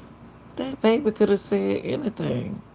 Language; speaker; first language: English; native; English